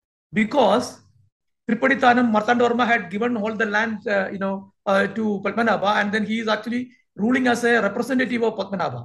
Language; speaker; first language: English; non-native, local second language; Malayalam